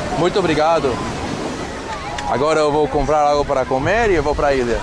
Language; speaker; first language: Portuguese; non-native, learner; English